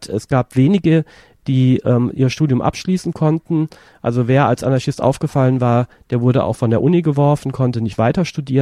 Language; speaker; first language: German; native; German